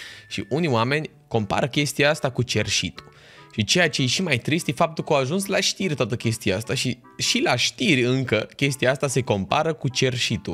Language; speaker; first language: Romanian; native; Romanian